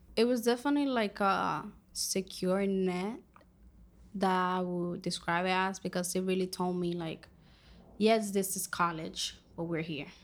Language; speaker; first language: English; non-native, fluent; Spanish